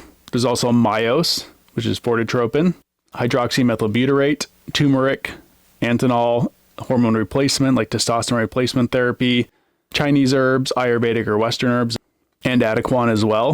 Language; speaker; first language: English; native; English